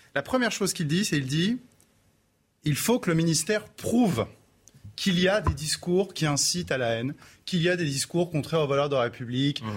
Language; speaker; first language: French; native; French